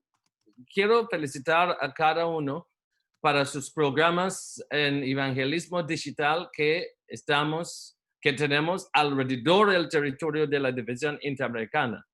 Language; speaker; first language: Spanish; non-native, learner; Portuguese